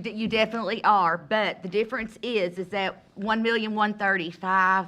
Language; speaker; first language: English; native; English